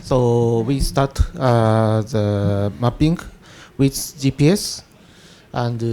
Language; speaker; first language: English; non-native, learner; Japanese